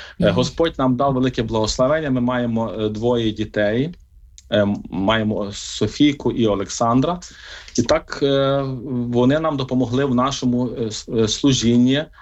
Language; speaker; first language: Ukrainian; native; Ukrainian